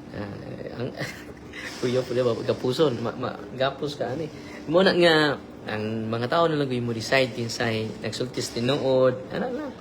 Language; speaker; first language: Filipino; native; Filipino